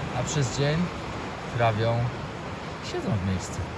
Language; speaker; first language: Polish; native; Polish